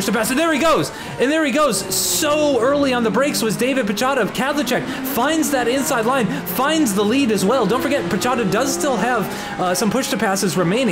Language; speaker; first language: English; native; English